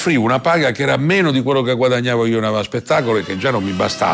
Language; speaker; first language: Italian; native; Italian